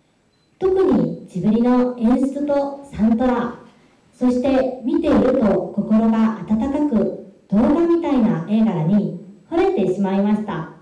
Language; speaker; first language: Japanese; non-native, fluent; Korean